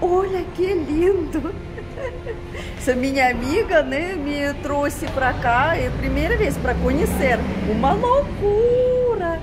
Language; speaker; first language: Portuguese; non-native, fluent; Russian